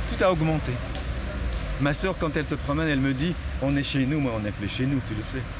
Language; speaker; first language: French; non-native, local second language; Arabic